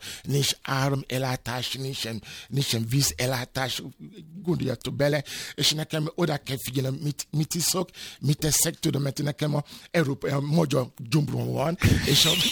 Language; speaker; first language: Hungarian; non-native, fluent; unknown